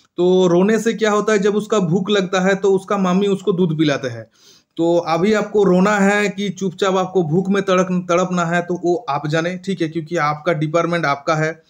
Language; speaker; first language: Hindi; non-native, local second language; Bangla